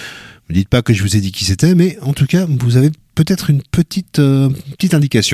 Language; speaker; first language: French; native; French